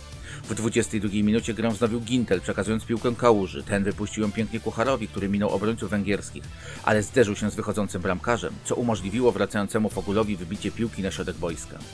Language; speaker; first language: Polish; native; Polish